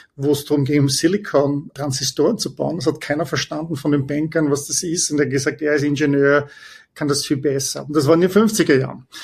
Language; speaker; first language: German; native; German